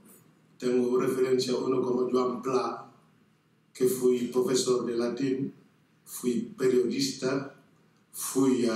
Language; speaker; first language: Spanish; non-native, fluent; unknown